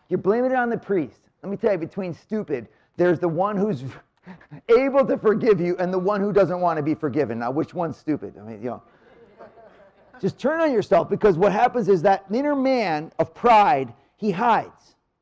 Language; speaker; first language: English; native; English